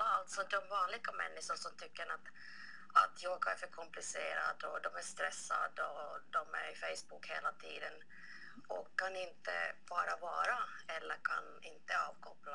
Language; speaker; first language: Swedish; non-native, local second language; Finnish